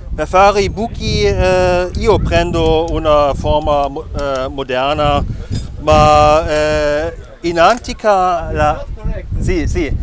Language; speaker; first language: Italian; non-native, learner; German